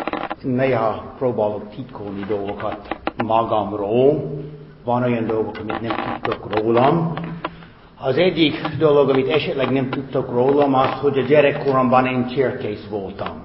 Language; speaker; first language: Hungarian; non-native, fluent; English